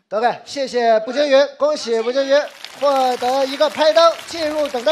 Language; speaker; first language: Chinese; native; Chinese